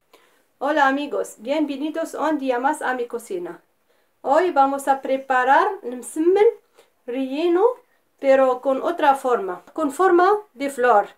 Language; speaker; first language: Spanish; non-native, fluent; Arabic